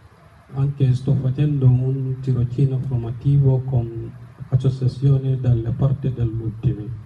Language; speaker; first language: Italian; non-native, fluent; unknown